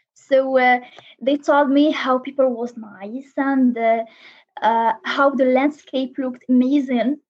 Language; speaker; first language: English; non-native, learner; Arabic